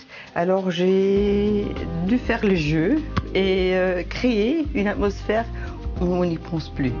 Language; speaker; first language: French; non-native, local second language; Dutch